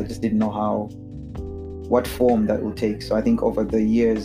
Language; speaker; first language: English; non-native, local second language; Shona